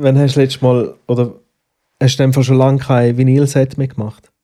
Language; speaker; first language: German; native; German